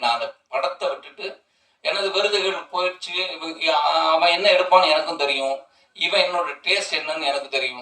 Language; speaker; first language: Tamil; native; Tamil